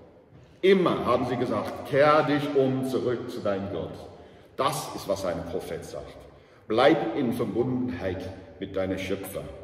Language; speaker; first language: German; non-native, learner; English